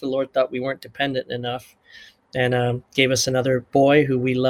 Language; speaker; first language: English; native; English